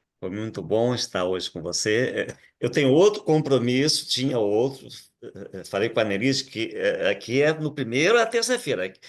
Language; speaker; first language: Portuguese; native; Portuguese